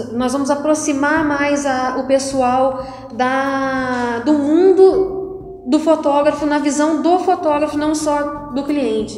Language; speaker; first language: Portuguese; native; Portuguese